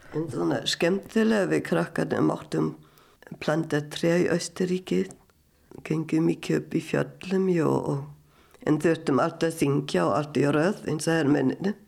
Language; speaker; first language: Icelandic; non-native, fluent; German